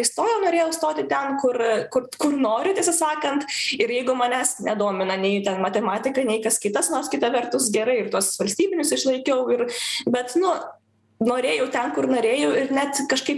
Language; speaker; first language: Lithuanian; non-native, local second language; Polish